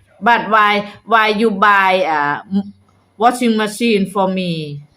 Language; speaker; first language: English; non-native, learner; Thai